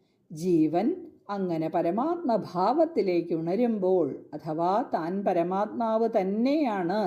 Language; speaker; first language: Malayalam; native; Malayalam